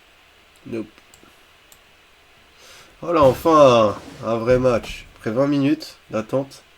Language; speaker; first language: French; native; French